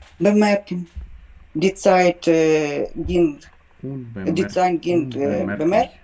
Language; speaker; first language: German; non-native, learner; Ukrainian